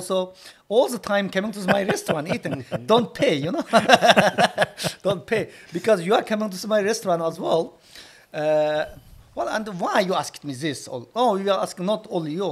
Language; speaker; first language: English; non-native, learner; Chinese